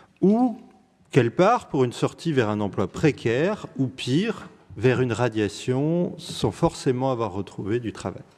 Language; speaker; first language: French; native; French